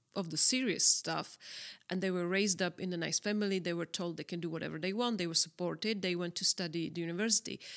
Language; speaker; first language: English; non-native, fluent; Czech